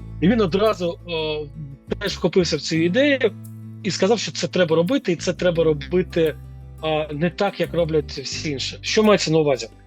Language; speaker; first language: Ukrainian; native; Ukrainian